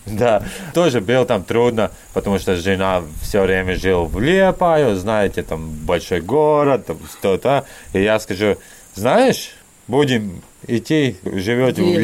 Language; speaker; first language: Russian; non-native, learner; Latvian